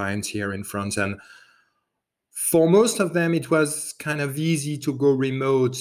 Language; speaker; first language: English; non-native, fluent; French